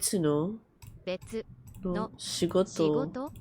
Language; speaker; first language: Japanese; non-native, learner; English